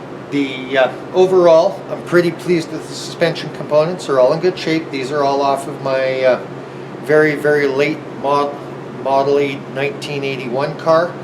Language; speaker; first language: English; native; English